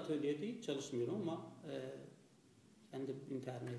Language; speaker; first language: Turkish; non-native, fluent; Azerbaijani